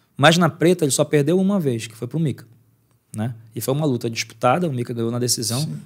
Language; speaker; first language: Portuguese; native; Portuguese